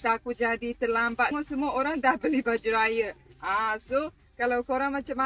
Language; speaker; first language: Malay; non-native, fluent; Bosnian